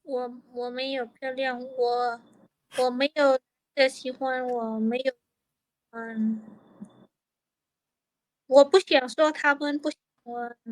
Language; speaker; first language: Chinese; non-native, learner; Lao